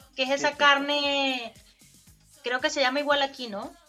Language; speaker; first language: Spanish; native; Spanish